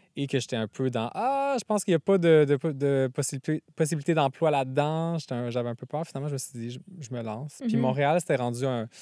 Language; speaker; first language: French; native; French